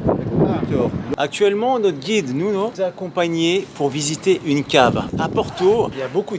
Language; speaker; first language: French; native; French